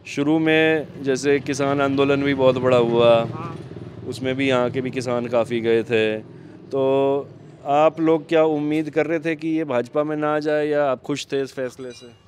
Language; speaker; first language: Hindi; native; Hindi